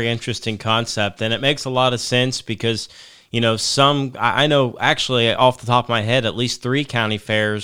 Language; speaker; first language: English; native; English